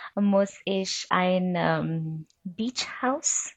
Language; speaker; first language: German; non-native, fluent; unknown